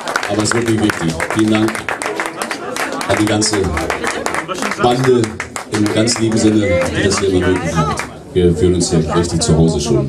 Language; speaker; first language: German; native; German